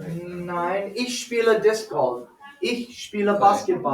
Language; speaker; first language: German; non-native, fluent; English